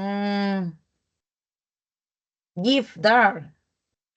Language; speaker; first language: English; non-native, learner; Spanish